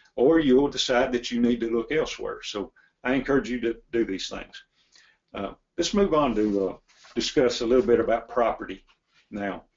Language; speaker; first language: English; native; English